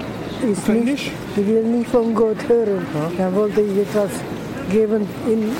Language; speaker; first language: German; non-native, learner; Romanian